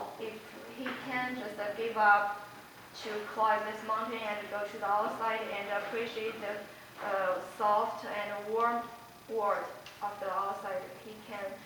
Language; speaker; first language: English; non-native, fluent; Chinese